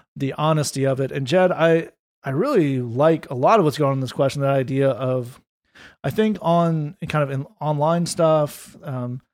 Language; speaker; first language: English; native; English